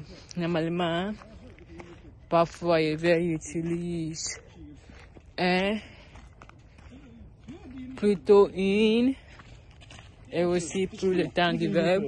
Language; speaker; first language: French; non-native, learner; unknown